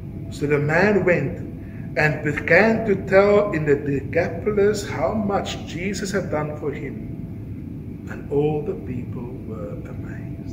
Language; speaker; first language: English; non-native, local second language; Afrikaans